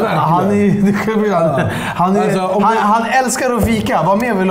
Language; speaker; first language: Swedish; native; Swedish